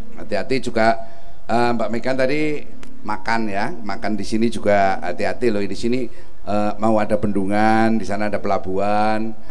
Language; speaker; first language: Indonesian; non-native, local second language; Javanese